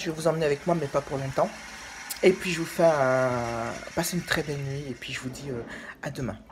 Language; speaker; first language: French; native; French